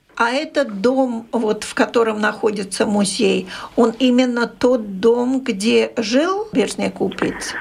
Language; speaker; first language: Russian; native; Russian